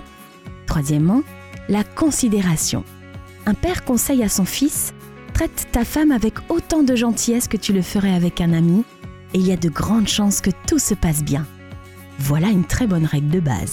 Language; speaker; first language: French; native; French